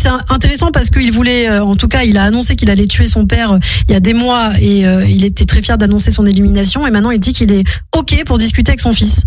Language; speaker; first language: French; native; French